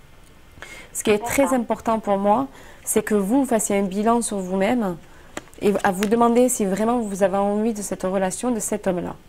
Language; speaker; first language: French; native; French